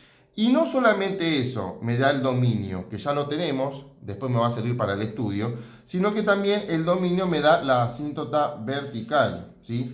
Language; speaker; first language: Spanish; native; Spanish